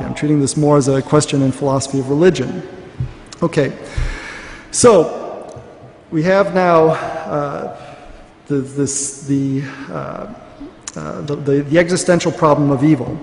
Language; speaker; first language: English; native; English